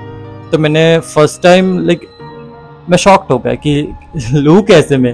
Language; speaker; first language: Hindi; non-native, local second language; Assamese